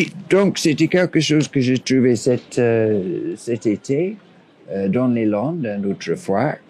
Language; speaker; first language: French; non-native, fluent; English